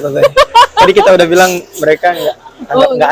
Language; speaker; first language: Indonesian; native; Indonesian